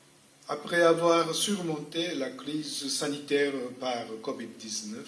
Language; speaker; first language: French; non-native, fluent; Japanese